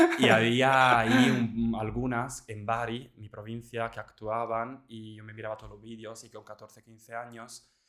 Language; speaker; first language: Spanish; non-native, fluent; Italian